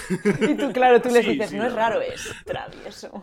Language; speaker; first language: Spanish; native; Spanish